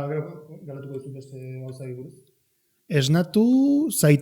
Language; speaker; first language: Basque; native; Basque